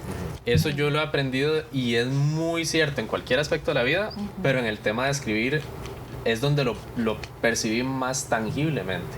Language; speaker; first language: Spanish; native; Spanish